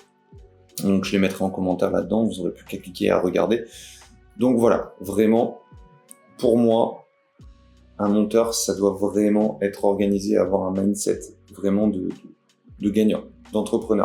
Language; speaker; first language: French; native; French